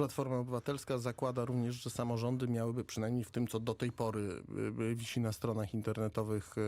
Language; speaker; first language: Polish; native; Polish